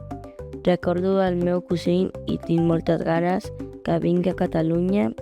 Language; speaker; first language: Catalan; non-native, learner; Spanish